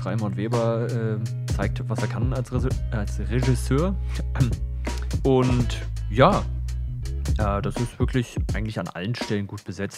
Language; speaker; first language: German; native; German